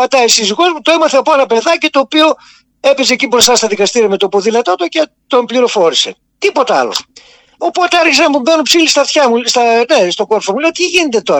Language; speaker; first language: Greek; native; Greek